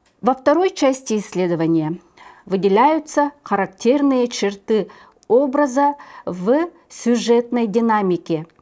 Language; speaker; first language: Russian; non-native, local second language; Yakut